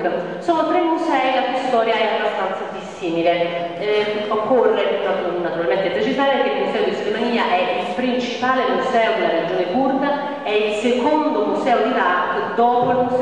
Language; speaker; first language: Italian; native; Italian